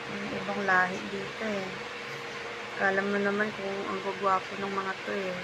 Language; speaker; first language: Filipino; non-native, local second language; Cebuano